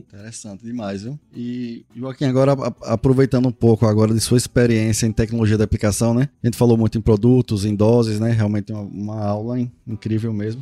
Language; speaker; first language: Portuguese; native; Portuguese